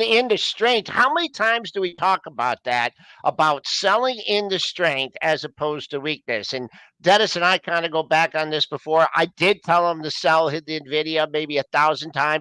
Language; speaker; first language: English; native; English